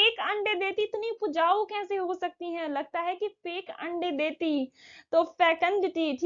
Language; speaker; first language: Hindi; native; Hindi